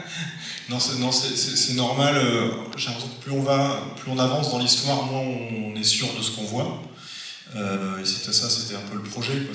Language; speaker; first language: French; native; French